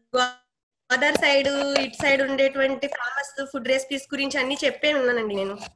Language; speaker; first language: Telugu; native; Telugu